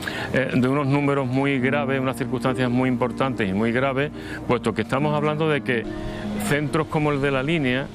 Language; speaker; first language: Spanish; native; Spanish